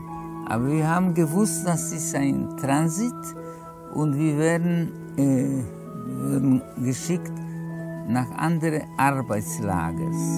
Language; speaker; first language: German; non-native, fluent; Polish